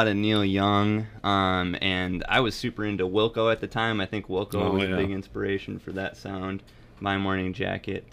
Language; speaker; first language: English; native; English